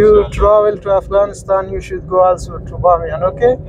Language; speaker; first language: English; non-native, learner; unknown